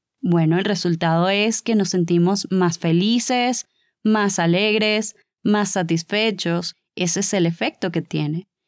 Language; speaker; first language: Spanish; native; Spanish